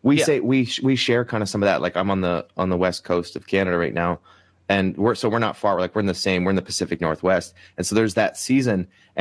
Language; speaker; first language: English; native; English